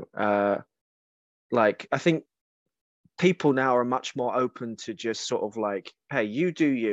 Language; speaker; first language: English; native; English